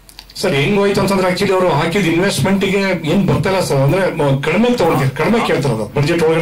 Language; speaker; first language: Kannada; native; Kannada